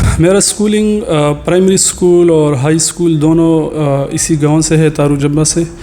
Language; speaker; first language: Urdu; non-native, local second language; Pashto